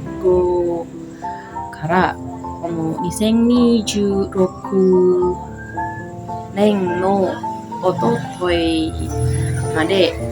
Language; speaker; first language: Japanese; non-native, learner; Indonesian